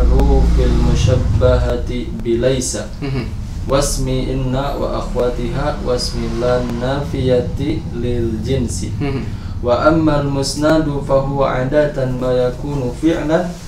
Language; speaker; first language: Arabic; non-native, learner; Indonesian